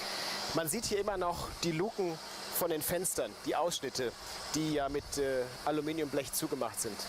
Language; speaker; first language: German; native; German